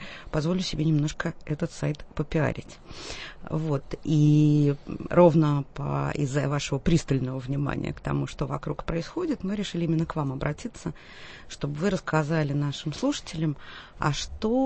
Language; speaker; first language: Russian; native; Russian